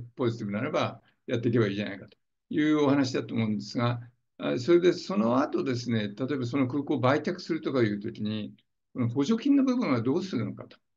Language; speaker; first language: Japanese; native; Japanese